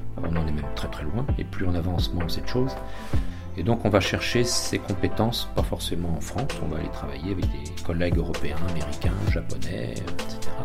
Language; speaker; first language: French; native; French